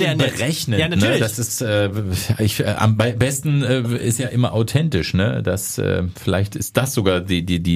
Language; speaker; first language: German; native; German